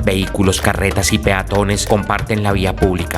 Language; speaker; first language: Spanish; native; Spanish